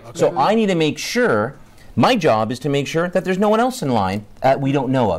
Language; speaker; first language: English; native; English